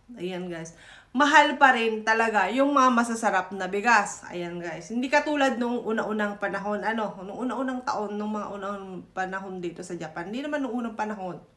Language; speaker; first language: Filipino; native; Filipino